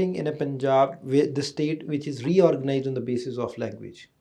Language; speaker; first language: English; non-native, local second language; Punjabi